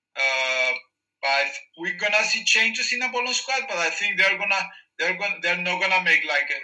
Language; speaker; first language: English; non-native, fluent; Greek